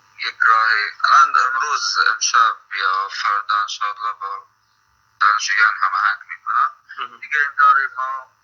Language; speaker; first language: Persian; non-native, fluent; Arabic